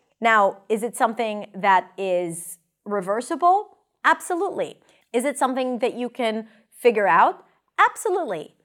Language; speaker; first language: English; non-native, fluent; Hebrew